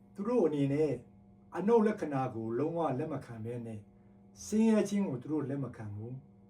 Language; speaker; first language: Burmese; non-native, local second language; Tedim Chin